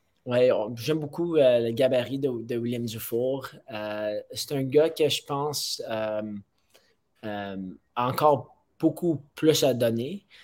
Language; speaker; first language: French; non-native, fluent; English